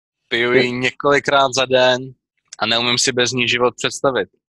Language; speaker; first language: Czech; native; Czech